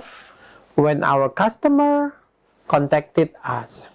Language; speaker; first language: English; non-native, fluent; Indonesian